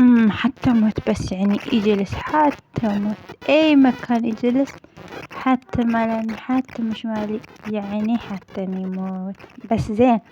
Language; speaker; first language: Arabic; non-native, learner; Amharic